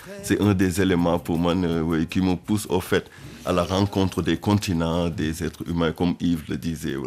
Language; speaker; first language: French; non-native, local second language; Wolof